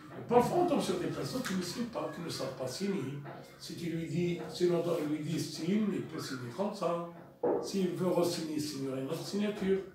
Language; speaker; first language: French; non-native, local second language; Arabic